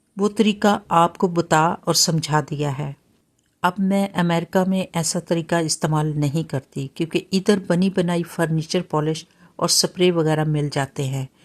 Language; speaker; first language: Urdu; native; Urdu